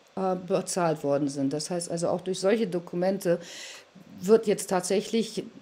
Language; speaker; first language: German; native; German